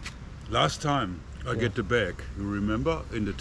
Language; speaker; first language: English; non-native, learner; German